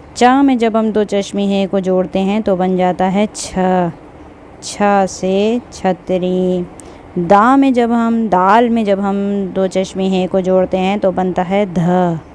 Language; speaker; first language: Hindi; native; Hindi